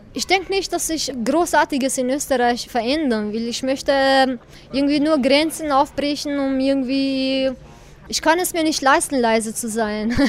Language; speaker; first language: German; non-native, fluent; Albanian